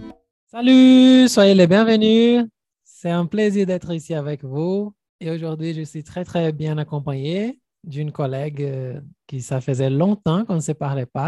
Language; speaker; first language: French; non-native, fluent; Portuguese